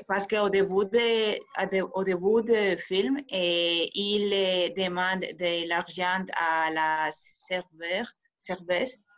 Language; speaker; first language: French; non-native, learner; Spanish